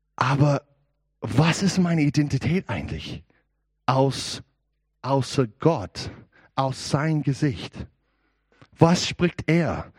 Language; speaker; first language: German; non-native, learner; English